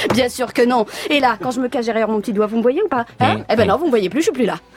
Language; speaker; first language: French; native; French